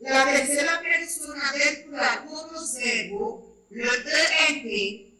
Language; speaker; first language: Spanish; non-native, fluent; French